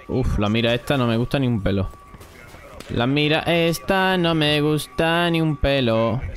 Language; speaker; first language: Spanish; native; Spanish